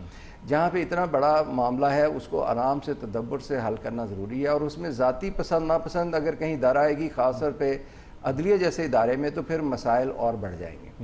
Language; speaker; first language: Urdu; native; Urdu